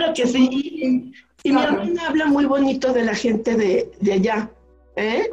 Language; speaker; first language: Spanish; native; Spanish